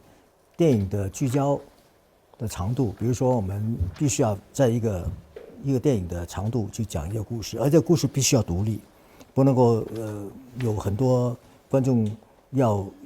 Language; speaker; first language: Chinese; non-native, fluent; Cantonese